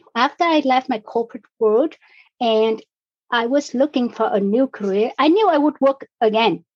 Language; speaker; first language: English; non-native, fluent; Vietnamese